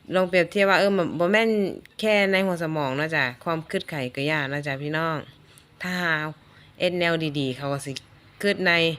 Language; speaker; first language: Thai; native; Thai